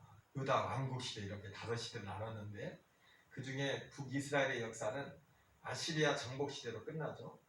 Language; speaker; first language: Korean; native; Korean